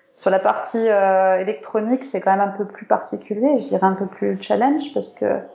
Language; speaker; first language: French; native; French